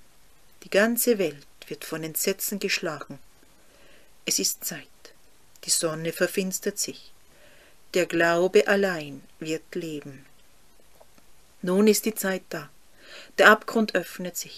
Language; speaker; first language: German; native; German